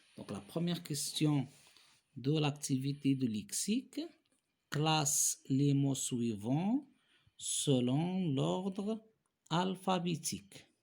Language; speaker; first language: French; non-native, local second language; Arabic